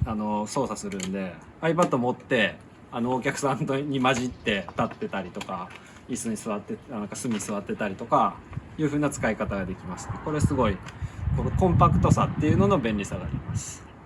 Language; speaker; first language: Japanese; native; Japanese